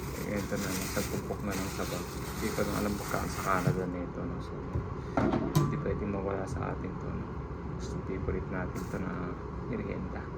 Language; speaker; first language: Filipino; native; Filipino